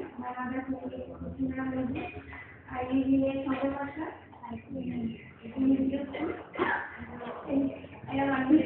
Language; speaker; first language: English; non-native, learner; Bangla